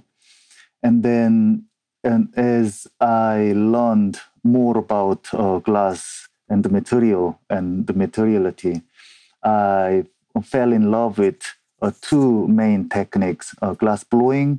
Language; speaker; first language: English; non-native, fluent; Korean